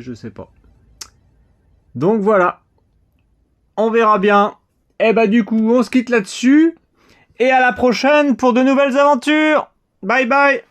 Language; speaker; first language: French; native; French